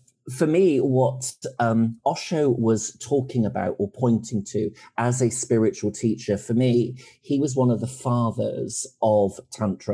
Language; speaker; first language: English; native; English